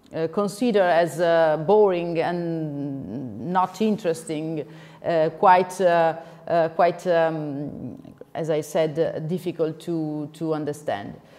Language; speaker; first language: English; non-native, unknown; Italian